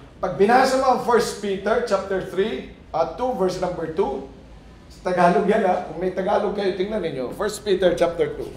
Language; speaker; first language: Filipino; non-native, local second language; Iloko